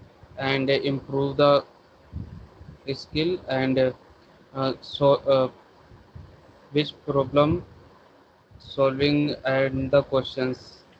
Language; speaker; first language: English; non-native, learner; Hindi